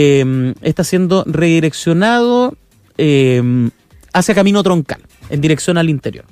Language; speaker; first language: Spanish; native; Spanish